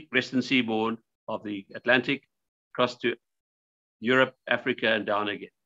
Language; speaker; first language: English; native; English